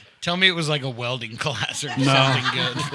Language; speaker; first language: English; native; English